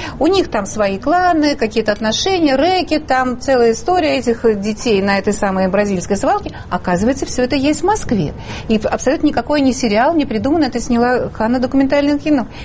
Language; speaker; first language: Russian; native; Russian